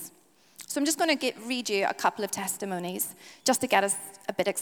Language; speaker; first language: English; native; English